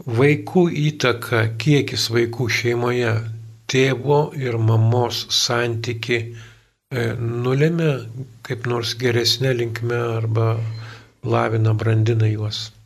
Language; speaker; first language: Lithuanian; native; Lithuanian